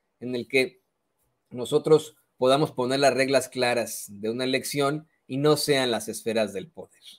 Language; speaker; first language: Spanish; native; Spanish